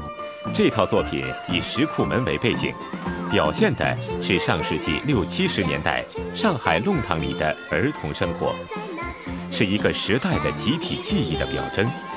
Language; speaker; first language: Chinese; native; Chinese